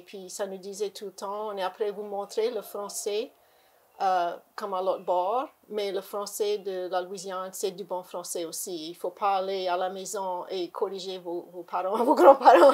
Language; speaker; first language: French; native; French